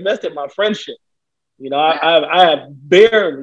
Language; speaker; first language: English; native; English